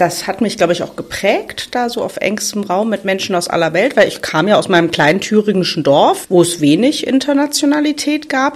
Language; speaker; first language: German; native; German